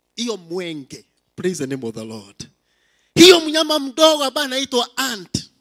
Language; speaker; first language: Swahili; non-native, local second language; Kikuyu